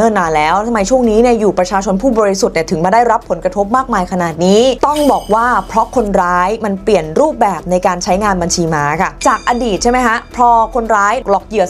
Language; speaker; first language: Thai; native; Thai